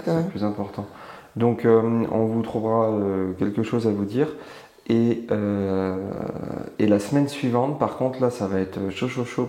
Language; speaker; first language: French; native; French